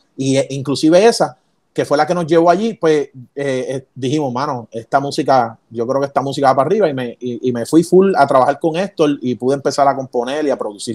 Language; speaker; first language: Spanish; native; Spanish